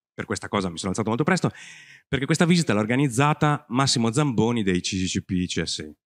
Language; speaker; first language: Italian; native; Italian